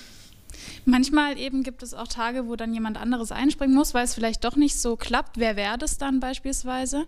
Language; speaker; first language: German; native; German